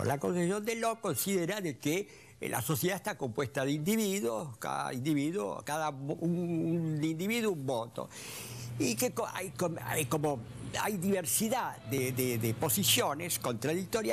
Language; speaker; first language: Spanish; native; Spanish